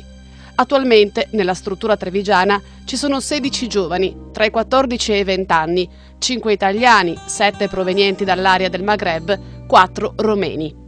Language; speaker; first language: Italian; native; Italian